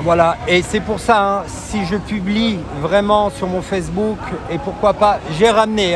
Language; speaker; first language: French; native; French